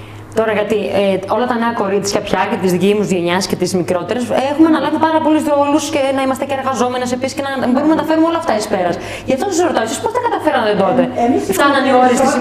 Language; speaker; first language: Greek; native; Greek